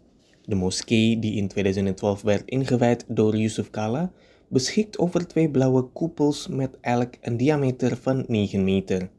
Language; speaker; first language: Dutch; non-native, fluent; Indonesian